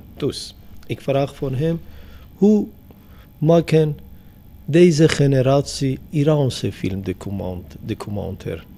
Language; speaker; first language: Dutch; non-native, learner; Persian